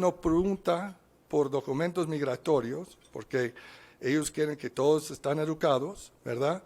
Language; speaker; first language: Spanish; non-native, fluent; English